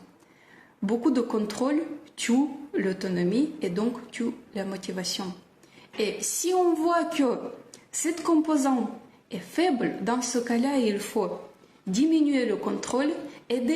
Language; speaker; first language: French; non-native, fluent; Russian